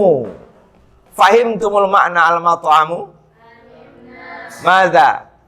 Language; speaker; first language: Arabic; non-native, fluent; Indonesian